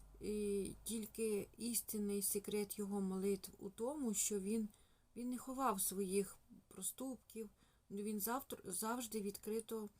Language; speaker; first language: Ukrainian; non-native, local second language; Russian